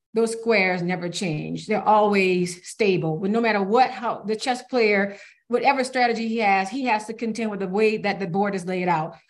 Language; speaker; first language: English; native; English